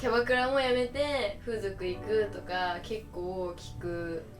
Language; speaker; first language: Japanese; native; Japanese